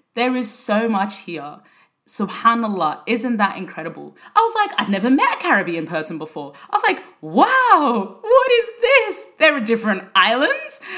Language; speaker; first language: English; native; English